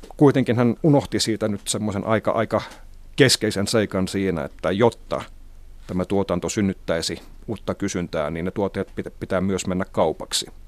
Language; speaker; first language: Finnish; non-native, local second language; Swedish